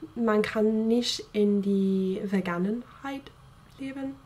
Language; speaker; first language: German; non-native, fluent; English